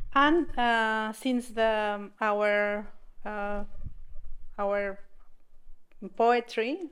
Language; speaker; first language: English; non-native, learner; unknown